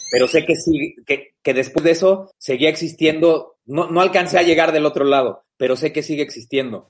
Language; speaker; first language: Spanish; native; Spanish